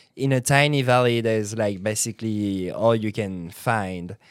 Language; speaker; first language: English; non-native, fluent; French